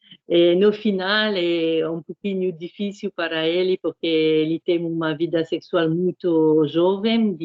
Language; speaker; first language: Portuguese; non-native, fluent; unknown